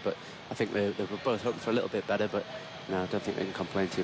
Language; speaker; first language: English; native; English